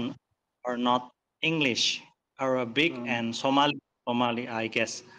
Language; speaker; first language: English; non-native, learner; Indonesian